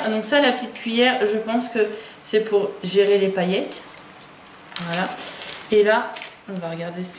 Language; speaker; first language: French; native; French